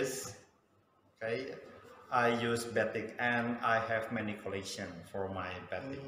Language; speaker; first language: English; non-native, fluent; Sundanese